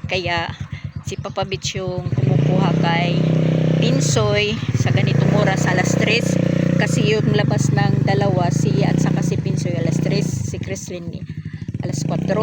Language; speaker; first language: Filipino; native; Filipino